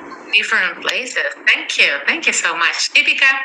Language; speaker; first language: English; non-native, fluent; Spanish